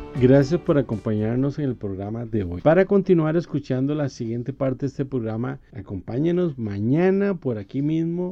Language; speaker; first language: Spanish; native; Spanish